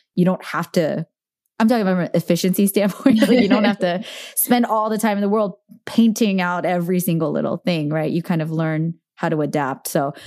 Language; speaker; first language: English; native; English